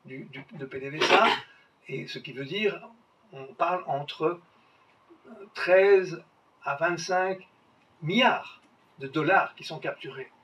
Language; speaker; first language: French; native; French